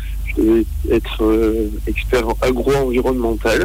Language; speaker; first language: French; native; French